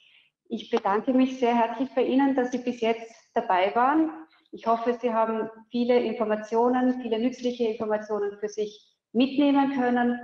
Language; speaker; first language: German; native; German